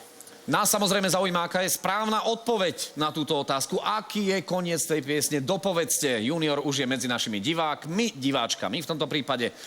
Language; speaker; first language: Slovak; native; Slovak